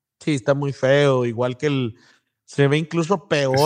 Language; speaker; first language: Spanish; native; Spanish